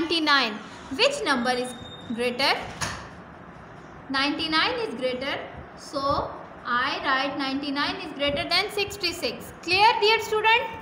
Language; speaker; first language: English; non-native, fluent; Urdu